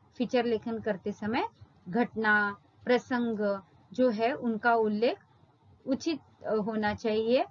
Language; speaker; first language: Hindi; non-native, local second language; Marathi